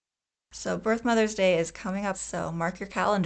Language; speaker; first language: English; native; English